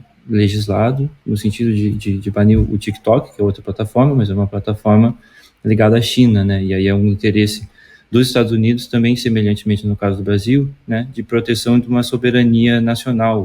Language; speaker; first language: Portuguese; native; Portuguese